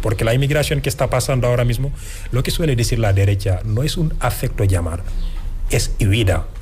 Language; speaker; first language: Spanish; non-native, fluent; Wolof